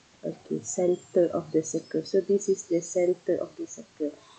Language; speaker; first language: English; non-native, local second language; Malay